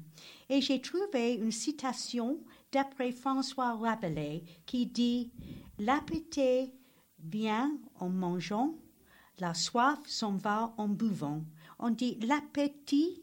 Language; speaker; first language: French; non-native, learner; English